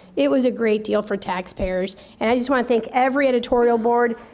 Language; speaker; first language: English; native; English